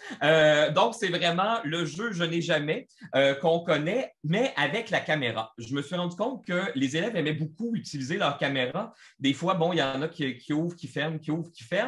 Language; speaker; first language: French; native; French